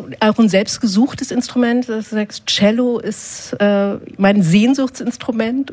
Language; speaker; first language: German; native; German